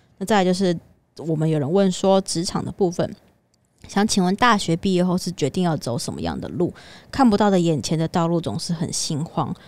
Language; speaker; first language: Chinese; native; Chinese